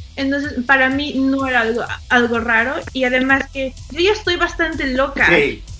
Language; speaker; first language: Spanish; early bilingual, other home language; English